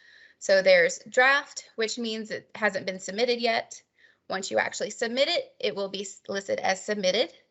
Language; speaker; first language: English; native; English